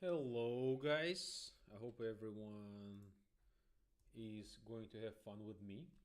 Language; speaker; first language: English; non-native, fluent; Russian